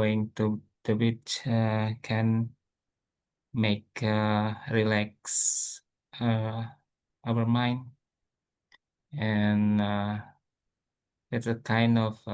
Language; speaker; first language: English; non-native, learner; Indonesian